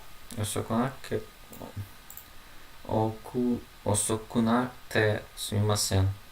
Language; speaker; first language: Japanese; non-native, learner; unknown